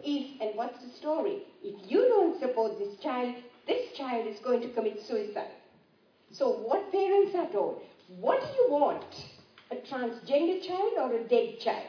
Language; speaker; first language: English; non-native, local second language; Sinhala